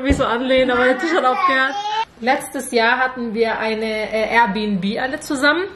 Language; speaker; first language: German; native; German